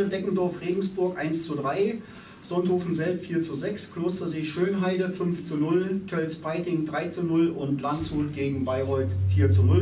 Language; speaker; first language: German; native; German